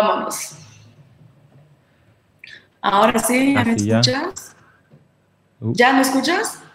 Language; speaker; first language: Spanish; non-native, fluent; Portuguese